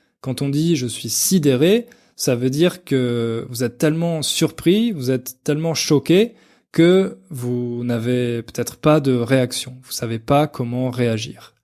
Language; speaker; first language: French; native; French